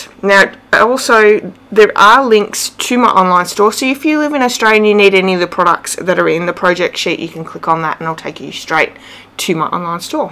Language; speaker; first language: English; native; English